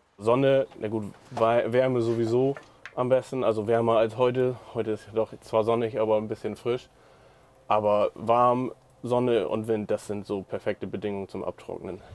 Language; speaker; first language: German; native; German